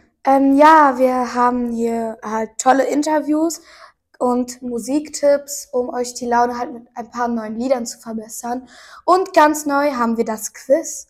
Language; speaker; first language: German; native; German